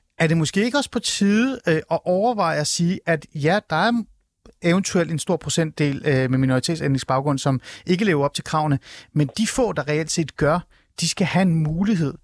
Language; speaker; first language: Danish; early bilingual, other home language; Persian